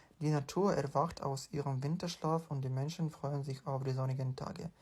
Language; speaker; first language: German; non-native, fluent; Ukrainian